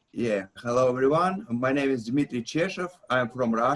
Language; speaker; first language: English; non-native, learner; Russian